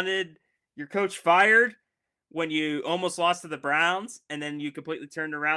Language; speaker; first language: English; native; English